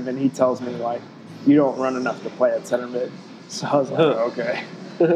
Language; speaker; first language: English; native; English